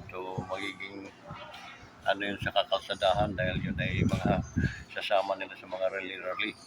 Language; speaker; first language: Filipino; non-native, local second language; Waray